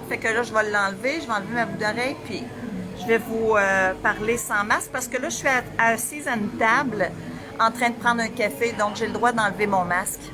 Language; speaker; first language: French; native; French